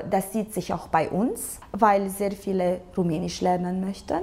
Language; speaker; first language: German; non-native, local second language; Romanian